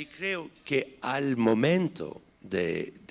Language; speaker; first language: Spanish; non-native, fluent; English